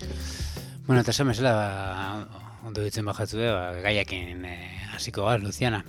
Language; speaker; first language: Basque; native; Basque